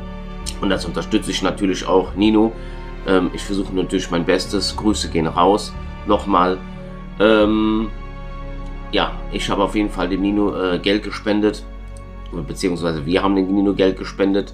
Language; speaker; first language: German; native; German